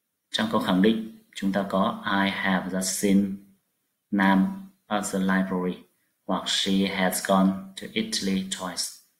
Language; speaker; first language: English; non-native, fluent; Vietnamese